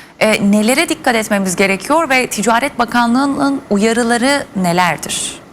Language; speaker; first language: Turkish; native; Turkish